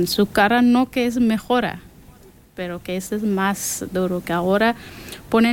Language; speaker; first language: Spanish; non-native, learner; Persian